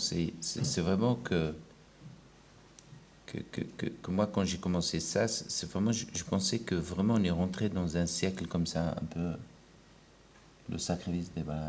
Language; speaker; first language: French; non-native, local second language; Arabic